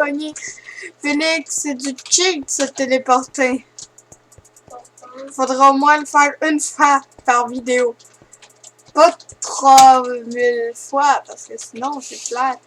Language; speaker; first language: French; native; French